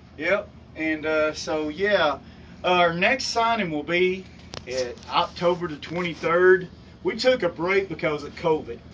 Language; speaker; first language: English; native; English